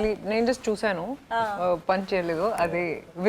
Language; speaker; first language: Telugu; non-native, fluent; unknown